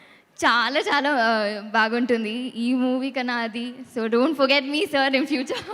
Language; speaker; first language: Telugu; non-native, learner; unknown